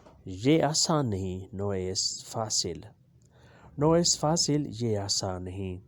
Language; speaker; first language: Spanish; non-native, learner; Urdu